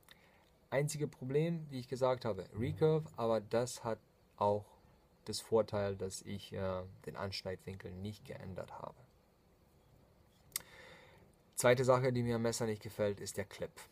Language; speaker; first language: German; non-native, fluent; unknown